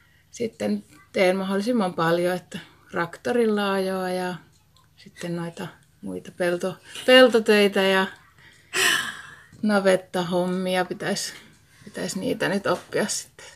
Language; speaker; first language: Finnish; native; Finnish